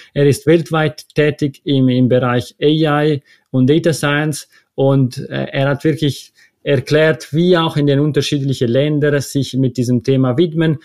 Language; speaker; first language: German; non-native, local second language; Italian